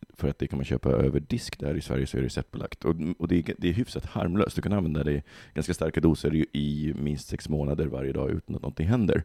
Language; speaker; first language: Swedish; native; Swedish